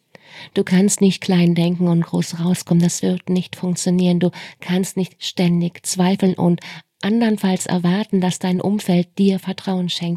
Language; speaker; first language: German; native; German